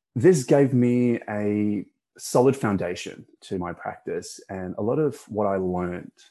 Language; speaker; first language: English; native; English